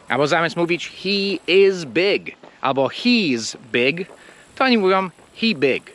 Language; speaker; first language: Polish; non-native, fluent; English